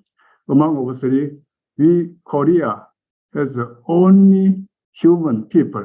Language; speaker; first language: English; non-native, learner; Korean